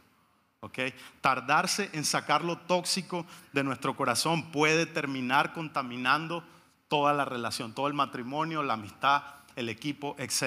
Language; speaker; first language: Spanish; native; Spanish